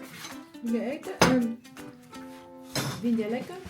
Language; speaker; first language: Dutch; non-native, learner; Romanian